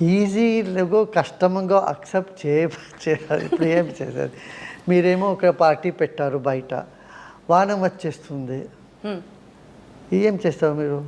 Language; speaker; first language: Telugu; non-native, local second language; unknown